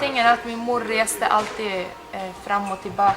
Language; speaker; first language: Norwegian; non-native, fluent; Spanish